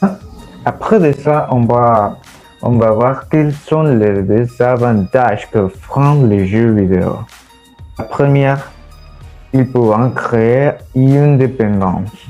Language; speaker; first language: French; non-native, learner; Spanish